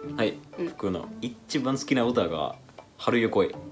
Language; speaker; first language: Japanese; non-native, learner; Finnish